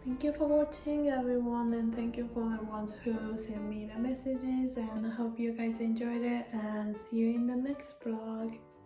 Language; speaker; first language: English; non-native, fluent; Japanese